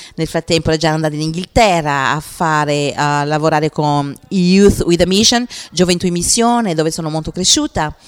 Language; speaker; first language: Italian; non-native, fluent; Portuguese